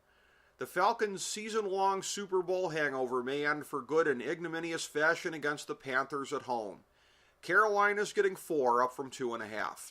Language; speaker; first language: English; native; English